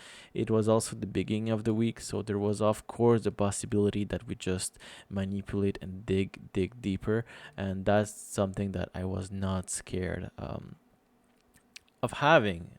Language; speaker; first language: English; non-native, fluent; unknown